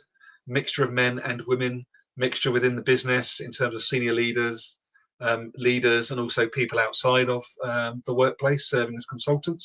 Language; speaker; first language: English; native; English